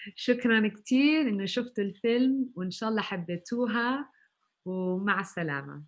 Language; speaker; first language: Arabic; early bilingual, other home language; English